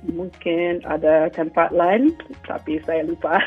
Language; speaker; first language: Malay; non-native, fluent; English